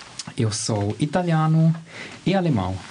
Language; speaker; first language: Portuguese; non-native, learner; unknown